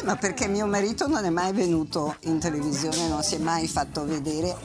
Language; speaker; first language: Italian; native; Italian